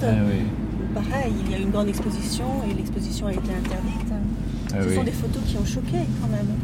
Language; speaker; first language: French; native; French